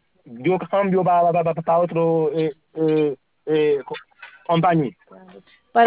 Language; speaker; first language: Spanish; non-native, learner; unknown